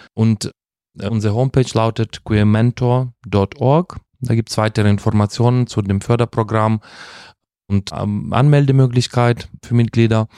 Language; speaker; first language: German; non-native, fluent; Russian